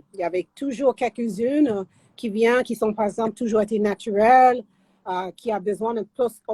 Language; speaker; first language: French; non-native, fluent; English